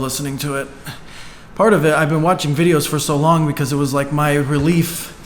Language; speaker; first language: English; native; English